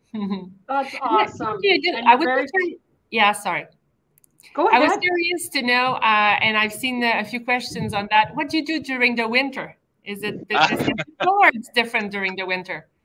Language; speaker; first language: English; native; English